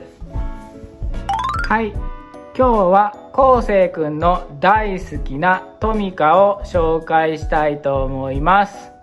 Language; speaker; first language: Japanese; native; Japanese